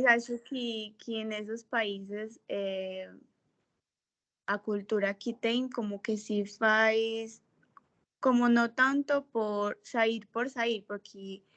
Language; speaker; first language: Portuguese; non-native, fluent; Spanish